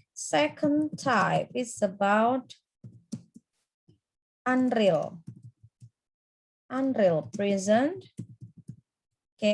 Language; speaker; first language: English; non-native, fluent; Indonesian